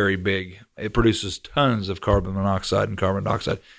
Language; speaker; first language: English; native; English